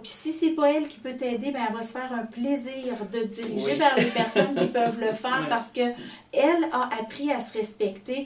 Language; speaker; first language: French; native; French